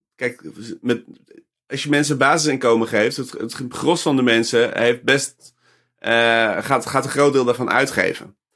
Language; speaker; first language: Dutch; native; Dutch